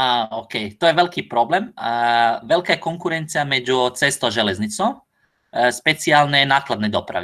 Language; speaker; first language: Slovak; non-native, learner; Croatian